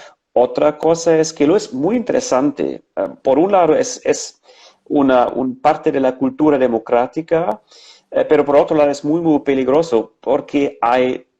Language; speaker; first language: Spanish; non-native, fluent; German